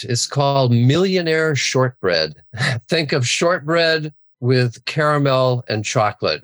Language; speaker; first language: English; native; English